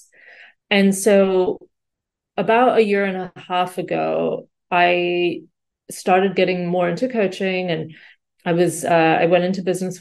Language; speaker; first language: English; native; English